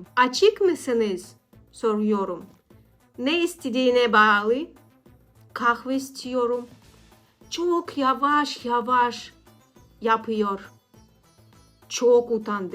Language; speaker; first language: Turkish; non-native, learner; Russian